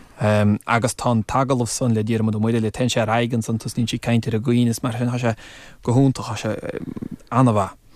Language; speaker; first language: Irish; non-native, fluent; English